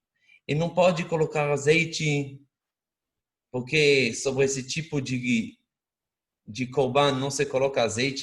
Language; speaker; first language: Portuguese; non-native, fluent; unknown